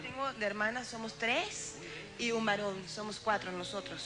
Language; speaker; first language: Spanish; native; Spanish